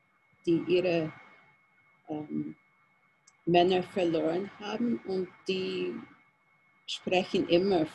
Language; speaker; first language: German; non-native, fluent; English